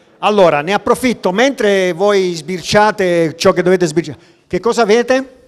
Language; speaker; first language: Italian; native; Italian